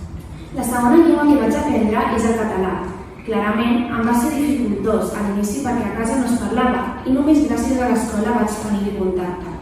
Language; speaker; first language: Catalan; non-native, local second language; Spanish